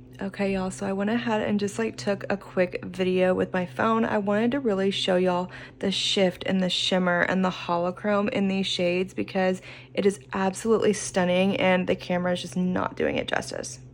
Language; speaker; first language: English; native; English